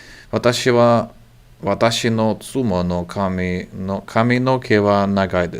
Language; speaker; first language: Japanese; non-native, learner; English